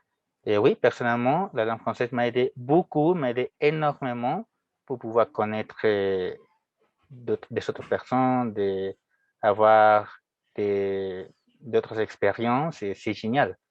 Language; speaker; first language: French; non-native, fluent; Spanish